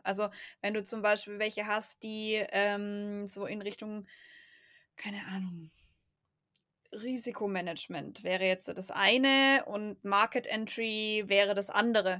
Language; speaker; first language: German; native; German